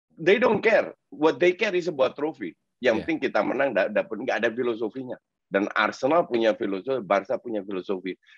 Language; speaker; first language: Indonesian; non-native, fluent; Dutch